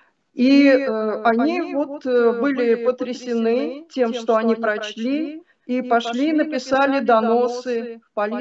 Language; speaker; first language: Russian; native; Russian